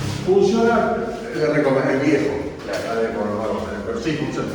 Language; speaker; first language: Spanish; native; Spanish